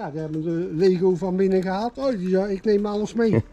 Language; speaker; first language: Dutch; native; Dutch